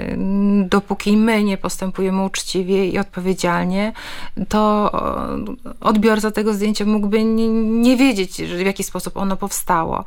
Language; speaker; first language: Polish; native; Polish